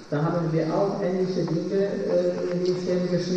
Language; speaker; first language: German; non-native, fluent; Polish